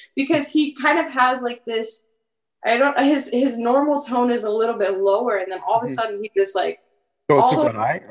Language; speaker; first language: English; early bilingual, other home language; French